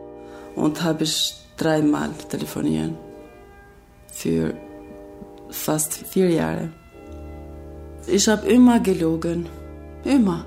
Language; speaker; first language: German; non-native, learner; Albanian